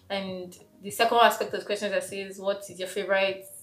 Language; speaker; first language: English; non-native, local second language; Igbo